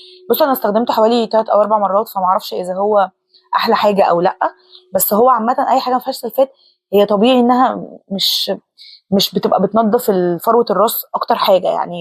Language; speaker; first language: Arabic; native; Arabic